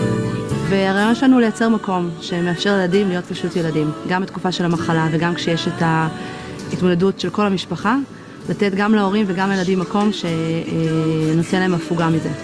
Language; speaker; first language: Hebrew; native; Hebrew